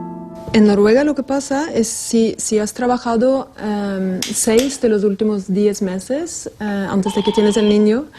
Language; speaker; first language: Spanish; non-native, fluent; Norwegian